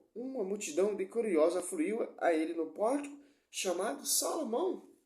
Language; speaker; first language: Portuguese; native; Portuguese